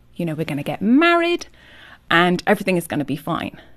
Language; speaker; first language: English; native; English